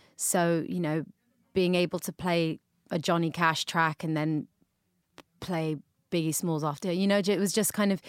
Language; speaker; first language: English; native; English